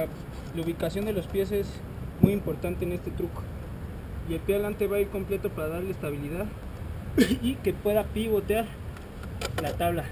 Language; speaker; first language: Spanish; native; Spanish